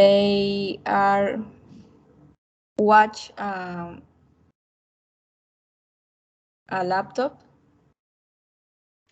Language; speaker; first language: English; non-native, learner; Spanish